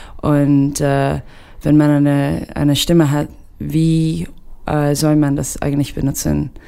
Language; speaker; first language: German; non-native, fluent; English